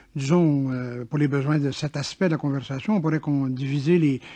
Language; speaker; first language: French; native; French